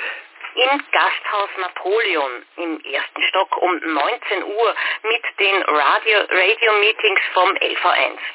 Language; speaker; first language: German; native; German